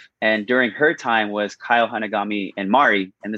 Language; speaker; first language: English; native; English